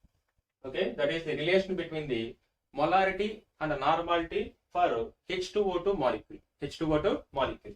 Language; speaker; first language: English; non-native, local second language; Telugu